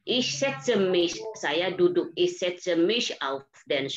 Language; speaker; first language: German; non-native, fluent; Indonesian